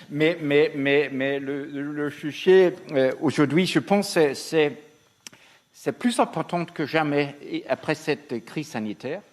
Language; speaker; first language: French; non-native, fluent; Danish